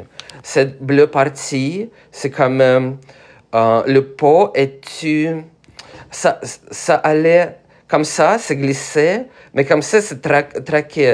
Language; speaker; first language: French; non-native, learner; Russian